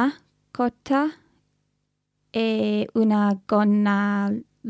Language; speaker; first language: Italian; non-native, learner; English